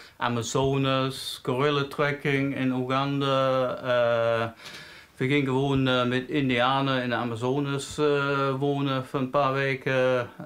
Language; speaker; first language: Dutch; non-native, fluent; English